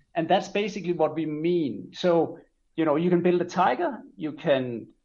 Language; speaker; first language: English; non-native, fluent; Danish